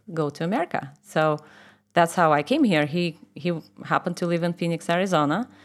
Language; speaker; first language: English; non-native, fluent; Russian